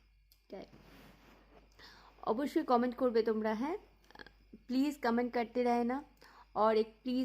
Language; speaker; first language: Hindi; non-native, local second language; Bangla